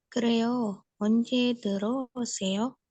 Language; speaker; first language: Korean; non-native, learner; Indonesian